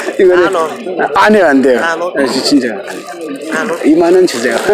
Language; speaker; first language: Korean; non-native, fluent; Tibetan